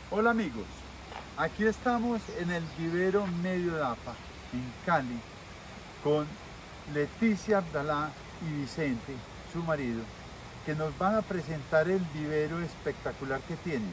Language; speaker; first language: Spanish; native; Spanish